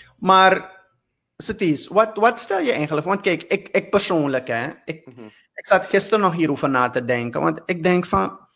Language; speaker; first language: Dutch; native; Dutch